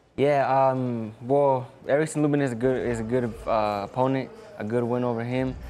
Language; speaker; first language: English; native; English